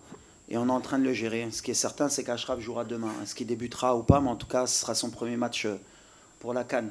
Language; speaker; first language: French; native; French